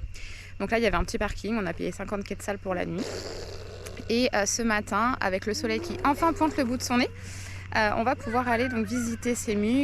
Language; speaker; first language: French; native; French